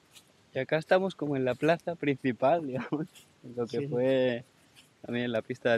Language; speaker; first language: Spanish; native; Spanish